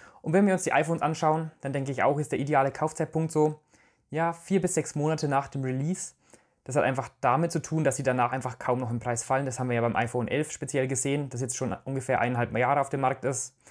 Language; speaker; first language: German; native; German